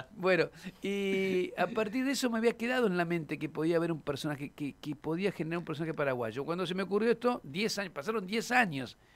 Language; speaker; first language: Spanish; native; Spanish